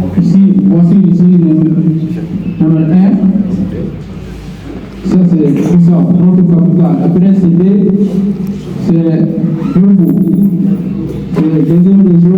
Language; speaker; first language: French; non-native, learner; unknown